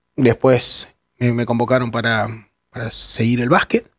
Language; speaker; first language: Spanish; native; Spanish